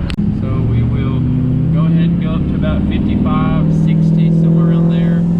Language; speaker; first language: English; native; English